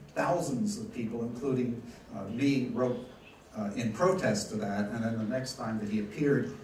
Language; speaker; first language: English; early bilingual, other home language; Ukrainian